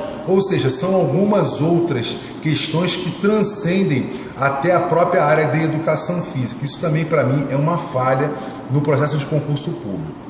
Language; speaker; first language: Portuguese; native; Portuguese